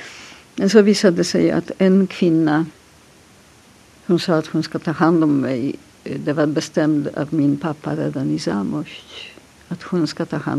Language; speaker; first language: Swedish; non-native, fluent; Polish